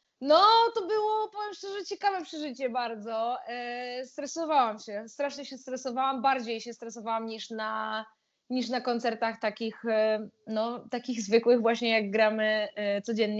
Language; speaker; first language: Polish; native; Polish